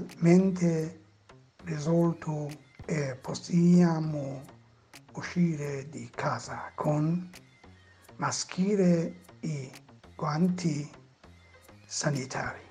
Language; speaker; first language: Italian; non-native, learner; Persian